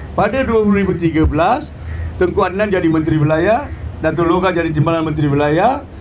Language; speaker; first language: Malay; non-native, local second language; Tamil